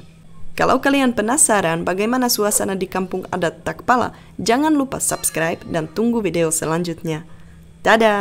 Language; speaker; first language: Indonesian; non-native, fluent; Czech